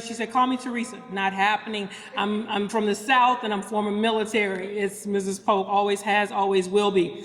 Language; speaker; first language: English; native; English